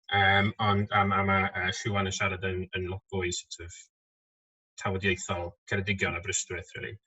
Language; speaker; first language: Welsh; native; Welsh